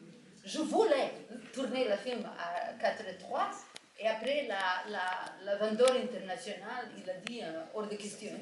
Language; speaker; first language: French; non-native, fluent; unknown